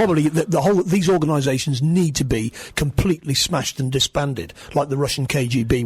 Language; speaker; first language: English; native; English